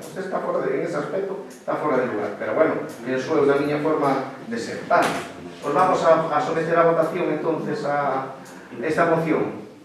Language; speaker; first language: Spanish; non-native, local second language; Galician